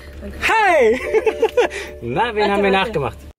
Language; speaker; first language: German; native; German